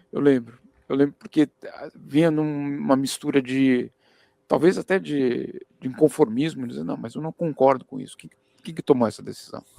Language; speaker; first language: Portuguese; early bilingual, other home language; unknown